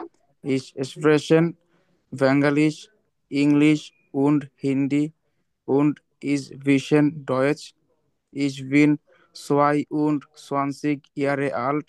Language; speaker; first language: German; non-native, learner; Bangla